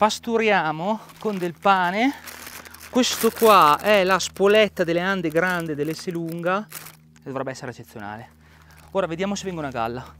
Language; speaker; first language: Italian; native; Italian